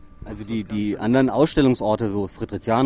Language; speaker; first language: German; native; German